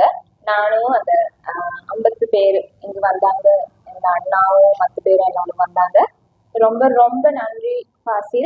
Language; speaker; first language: Tamil; non-native, local second language; Sinhala